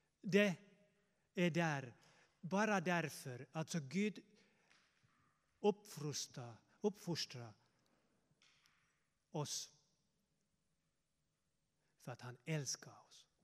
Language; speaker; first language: Swedish; non-native, fluent; Finnish